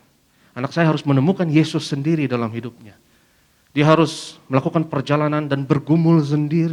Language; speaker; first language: Indonesian; native; Indonesian